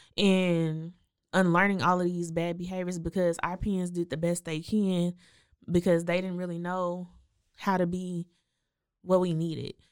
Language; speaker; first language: English; native; English